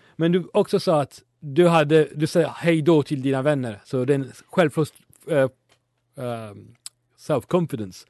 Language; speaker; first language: Swedish; non-native, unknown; Italian